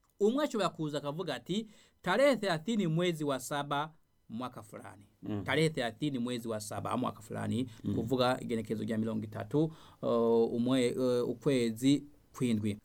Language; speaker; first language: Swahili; non-native, local second language; Rundi